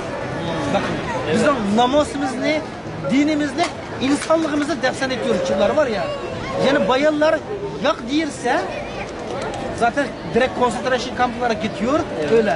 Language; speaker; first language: Turkish; non-native, learner; Uyghur